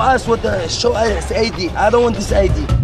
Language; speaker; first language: English; non-native, learner; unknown